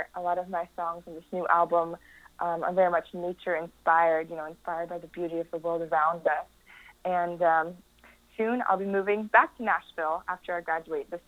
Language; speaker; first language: English; native; English